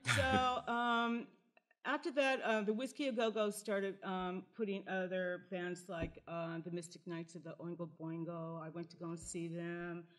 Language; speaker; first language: English; native; English